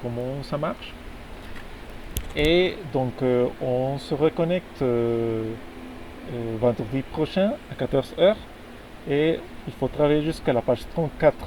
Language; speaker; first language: French; non-native, fluent; Spanish